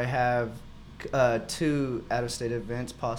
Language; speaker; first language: English; non-native, fluent; Spanish